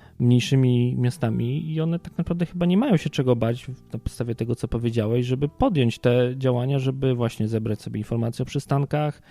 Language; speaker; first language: Polish; native; Polish